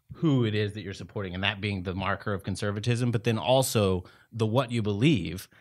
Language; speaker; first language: English; native; English